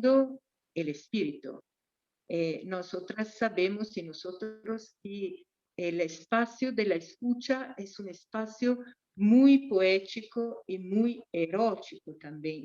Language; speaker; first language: Spanish; non-native, fluent; Portuguese